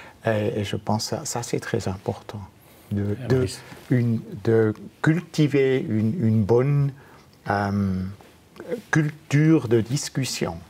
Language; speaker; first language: French; non-native, fluent; German